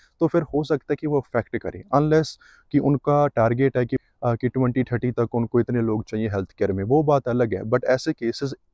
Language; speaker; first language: Hindi; non-native, local second language; Punjabi